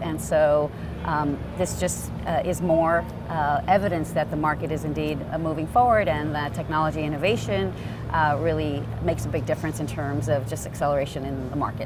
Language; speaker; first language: English; native; English